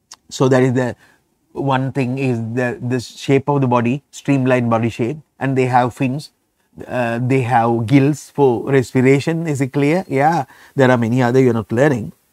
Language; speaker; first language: English; non-native, local second language; Sinhala